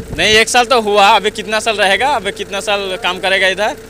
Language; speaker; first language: Hindi; non-native, learner; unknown